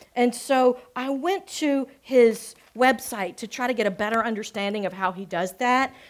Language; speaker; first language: English; native; English